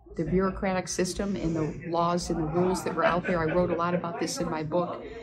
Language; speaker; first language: English; native; English